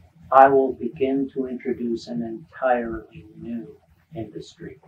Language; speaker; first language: English; native; English